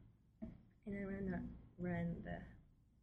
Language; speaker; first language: English; non-native, learner; Japanese